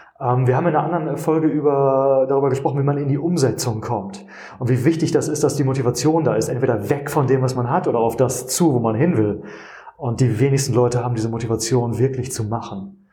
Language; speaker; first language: German; native; German